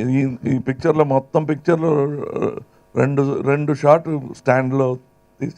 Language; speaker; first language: Telugu; non-native, local second language; Tamil